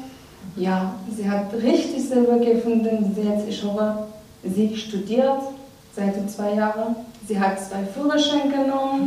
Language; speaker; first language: German; non-native, learner; Persian